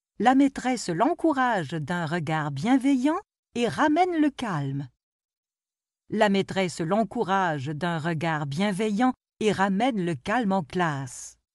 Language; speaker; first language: French; non-native, local second language; Arabic